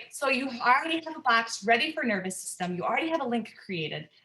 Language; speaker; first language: English; native; English